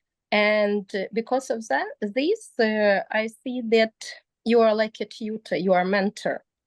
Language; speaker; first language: English; non-native, learner; Ukrainian